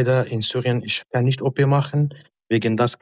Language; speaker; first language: German; non-native, learner; Arabic